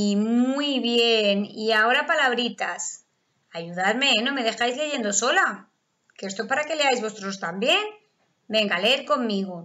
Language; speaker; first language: Spanish; native; Spanish